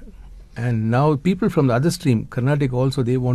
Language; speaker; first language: English; non-native, local second language; Tamil